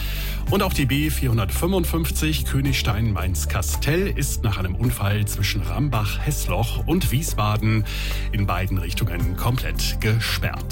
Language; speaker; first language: German; native; German